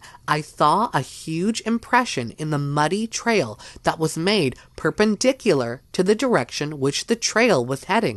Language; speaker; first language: English; native; English